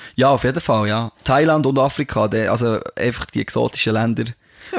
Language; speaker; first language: German; native; German